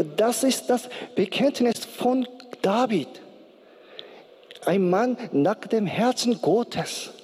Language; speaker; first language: German; non-native, learner; Korean